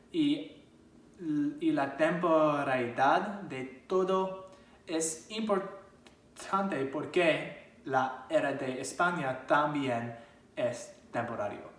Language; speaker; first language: Spanish; non-native, learner; English